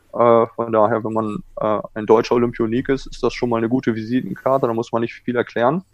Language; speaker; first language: German; native; German